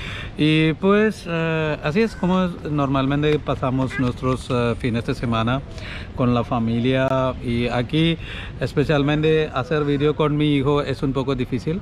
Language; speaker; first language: Spanish; non-native, learner; Malayalam